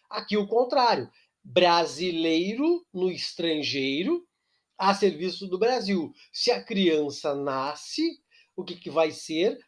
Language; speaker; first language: Portuguese; native; Portuguese